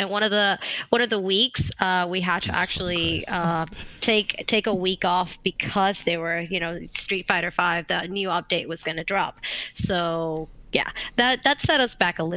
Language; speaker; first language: English; non-native, fluent; Spanish